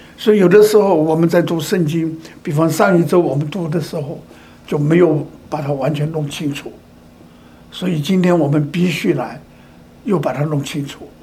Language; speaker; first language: Chinese; native; Chinese